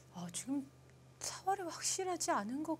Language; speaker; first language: Korean; native; Korean